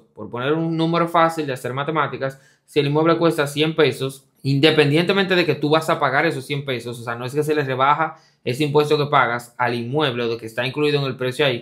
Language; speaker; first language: Spanish; native; Spanish